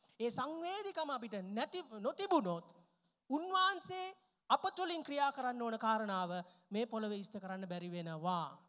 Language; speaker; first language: Sinhala; non-native, local second language; Tamil